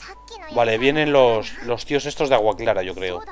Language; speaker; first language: Spanish; native; Spanish